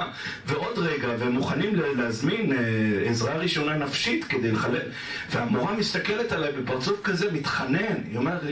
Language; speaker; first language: Hebrew; native; Hebrew